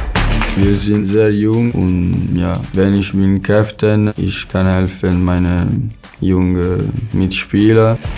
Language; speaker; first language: German; non-native, learner; Italian